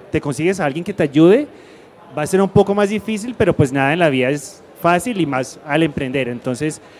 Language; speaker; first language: Spanish; early bilingual, heritage; Spanish